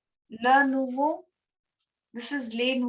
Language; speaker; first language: French; non-native, fluent; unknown